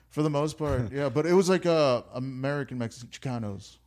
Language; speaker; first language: English; native; English